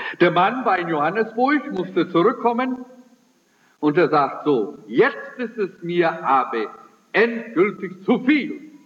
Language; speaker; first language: German; early bilingual, heritage; German